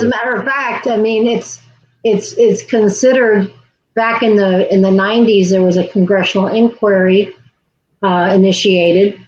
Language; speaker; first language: English; native; English